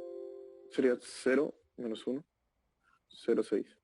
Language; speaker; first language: Spanish; native; Spanish